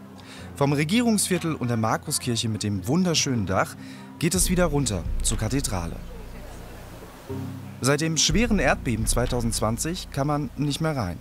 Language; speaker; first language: German; native; German